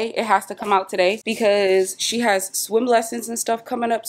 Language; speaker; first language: English; native; English